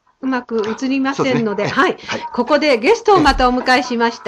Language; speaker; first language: Japanese; native; Japanese